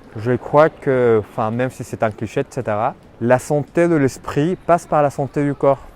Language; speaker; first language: French; non-native, fluent; Spanish